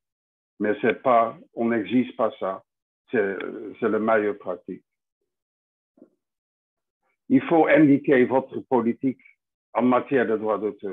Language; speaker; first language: French; non-native, fluent; Dutch